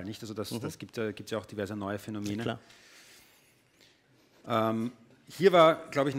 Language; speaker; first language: German; native; German